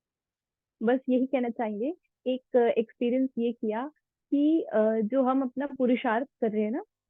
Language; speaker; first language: Hindi; native; Hindi